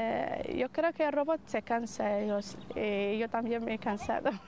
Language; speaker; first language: Spanish; non-native, fluent; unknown